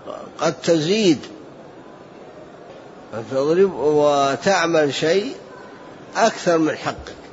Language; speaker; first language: Arabic; native; Arabic